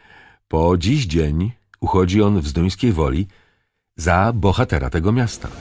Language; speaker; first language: Polish; native; Polish